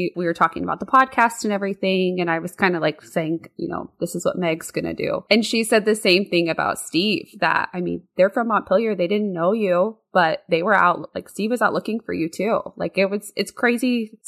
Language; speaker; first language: English; native; English